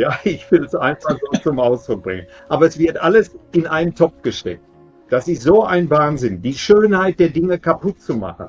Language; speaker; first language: German; native; German